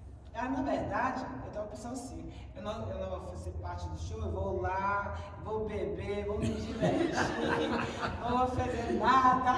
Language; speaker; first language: Portuguese; non-native, learner; Swedish